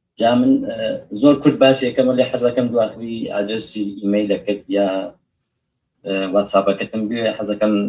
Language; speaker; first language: Central Kurdish; native; Central Kurdish